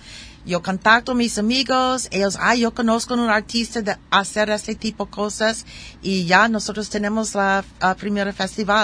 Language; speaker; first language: Spanish; non-native, learner; German